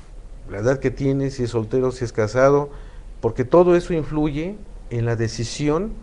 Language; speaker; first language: Spanish; native; Spanish